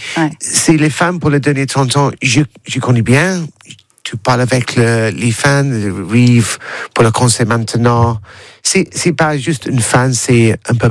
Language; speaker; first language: French; non-native, learner; English